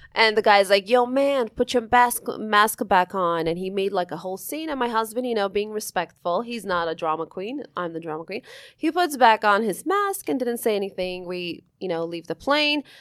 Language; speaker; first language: English; early bilingual, other home language; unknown